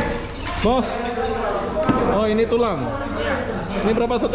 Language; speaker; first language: Malay; native; Malay